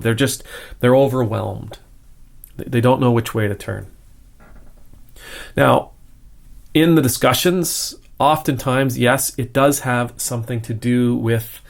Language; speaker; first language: English; native; English